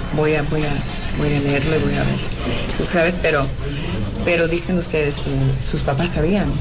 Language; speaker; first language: Spanish; early bilingual, heritage; Spanish